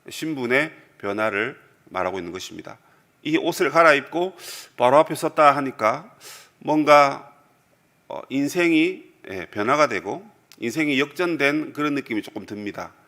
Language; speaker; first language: Korean; native; Korean